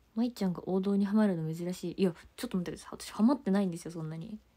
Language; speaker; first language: Japanese; native; Japanese